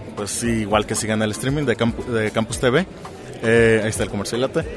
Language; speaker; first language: Spanish; native; Spanish